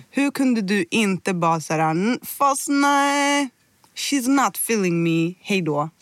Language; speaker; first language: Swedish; early bilingual, other home language; Somali